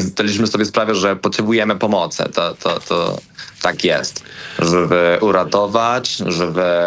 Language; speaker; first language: Polish; non-native, learner; Spanish